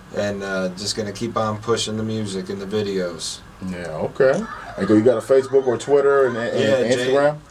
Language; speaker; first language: English; native; English